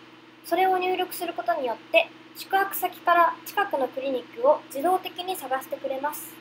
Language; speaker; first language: Japanese; early bilingual, heritage; Japanese